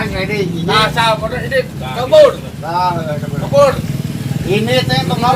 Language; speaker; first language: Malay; non-native, local second language; Sundanese